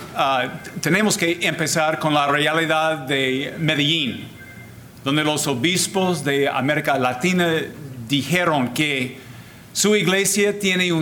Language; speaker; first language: Spanish; non-native, fluent; English